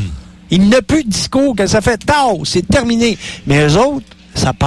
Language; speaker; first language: French; native; French